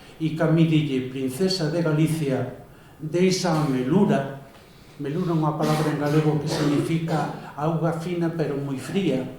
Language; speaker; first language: Galician; native; Galician